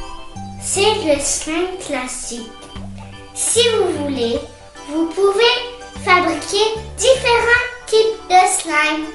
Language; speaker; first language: French; non-native, learner; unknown